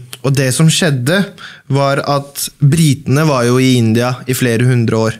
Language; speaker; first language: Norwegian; early bilingual, other home language; Baluchi